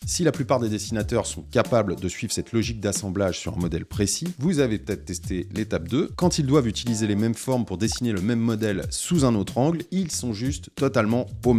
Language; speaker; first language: French; native; French